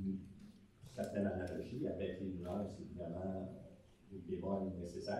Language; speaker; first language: French; native; French